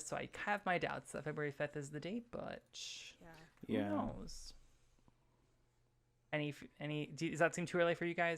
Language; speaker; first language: English; native; English